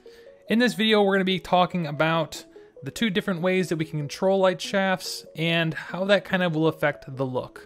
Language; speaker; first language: English; native; English